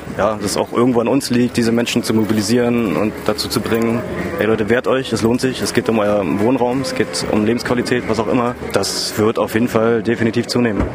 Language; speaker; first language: German; native; German